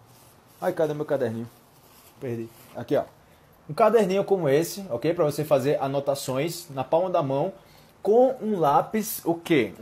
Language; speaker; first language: Portuguese; native; Portuguese